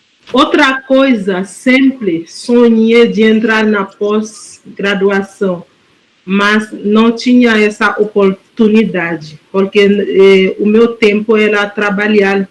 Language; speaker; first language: Portuguese; non-native, fluent; Haitian Creole